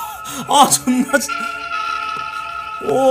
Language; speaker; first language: Korean; native; Korean